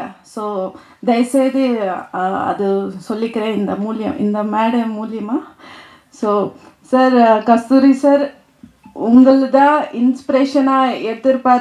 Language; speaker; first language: Tamil; non-native, fluent; Telugu